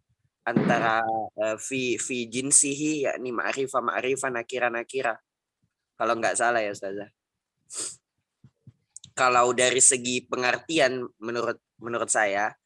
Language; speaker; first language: Indonesian; native; Indonesian